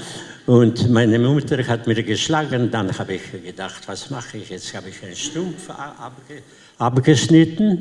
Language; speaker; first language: German; non-native, learner; Slovenian